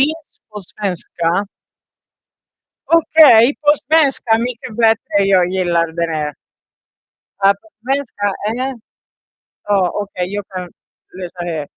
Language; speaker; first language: Swedish; non-native, learner; Italian